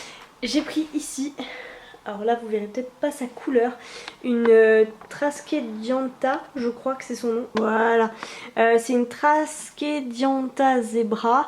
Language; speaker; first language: French; native; French